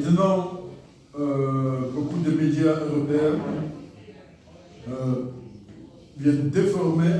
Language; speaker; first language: French; non-native, learner; Russian